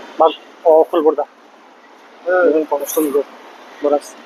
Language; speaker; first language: Turkish; non-native, fluent; Hindi